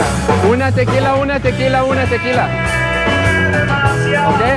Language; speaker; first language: Spanish; non-native, learner; Lithuanian